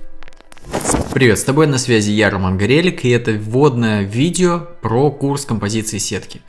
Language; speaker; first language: Russian; native; Russian